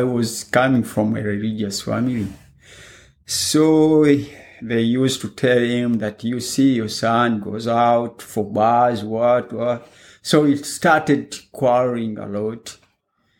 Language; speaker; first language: English; non-native, local second language; Ganda